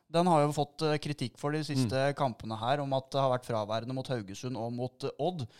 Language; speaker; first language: Norwegian; native; Norwegian